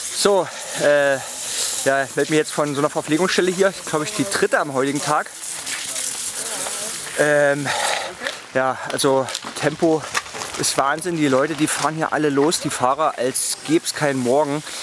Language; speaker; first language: German; native; German